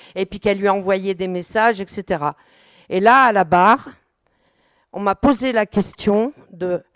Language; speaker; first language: French; native; French